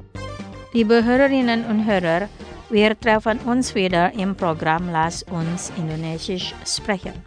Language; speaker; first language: German; non-native, fluent; Indonesian